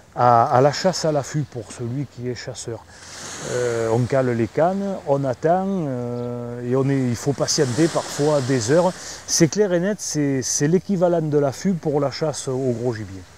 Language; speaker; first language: French; native; French